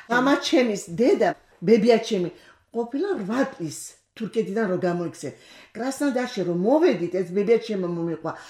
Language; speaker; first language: Georgian; non-native, local second language; Kurdish